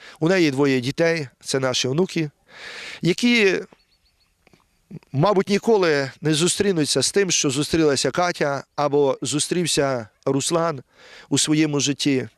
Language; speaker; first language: Ukrainian; native; Ukrainian